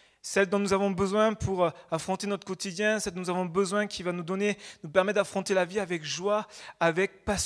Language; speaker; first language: French; native; French